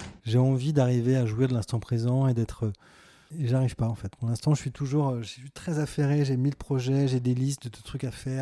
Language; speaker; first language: French; native; French